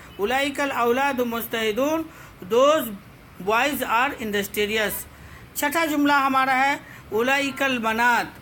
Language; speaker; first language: Urdu; native; Urdu